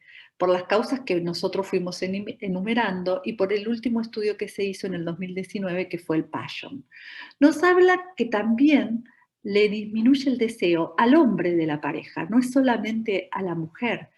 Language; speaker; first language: Spanish; native; Spanish